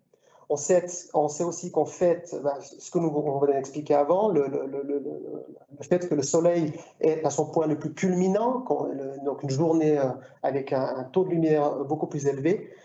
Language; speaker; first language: French; native; French